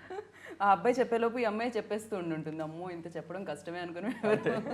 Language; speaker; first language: Telugu; native; Telugu